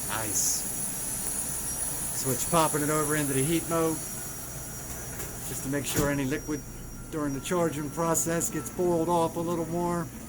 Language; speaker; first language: English; native; English